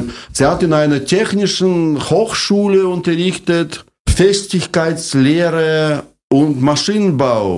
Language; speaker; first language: German; non-native, fluent; Russian